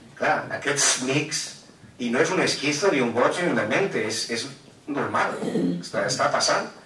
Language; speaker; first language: Catalan; non-native, local second language; Spanish